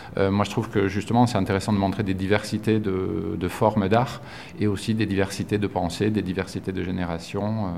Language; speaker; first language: French; native; French